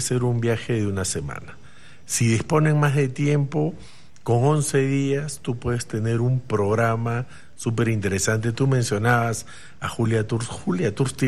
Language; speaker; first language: Spanish; native; Spanish